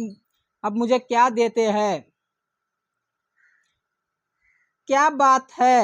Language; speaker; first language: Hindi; non-native, local second language; Telugu